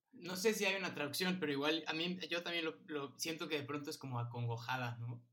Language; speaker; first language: Spanish; native; Spanish